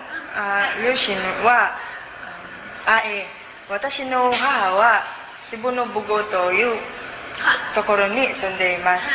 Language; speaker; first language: Japanese; non-native, learner; Cebuano